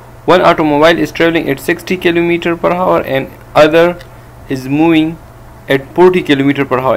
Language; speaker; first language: English; non-native, local second language; Urdu